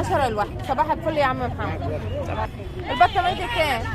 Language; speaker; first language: Arabic; native; Arabic